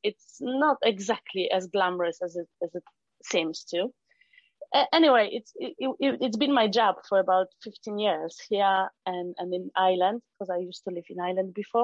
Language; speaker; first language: English; non-native, fluent; Polish